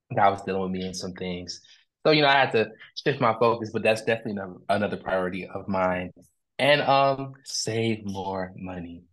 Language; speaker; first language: English; native; English